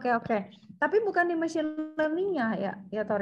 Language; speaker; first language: Indonesian; native; Indonesian